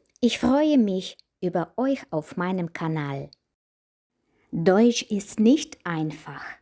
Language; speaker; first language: German; non-native, fluent; Ukrainian